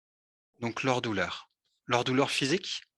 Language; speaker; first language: French; native; French